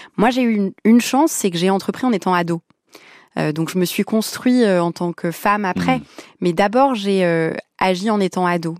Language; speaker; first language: French; early bilingual, other home language; Arabic